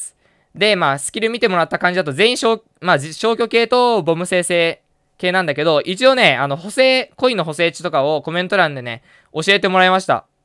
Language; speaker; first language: Japanese; native; Japanese